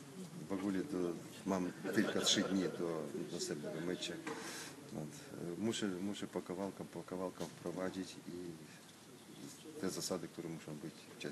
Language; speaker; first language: Polish; non-native, learner; Russian